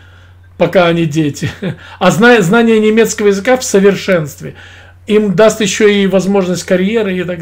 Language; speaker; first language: Russian; native; Russian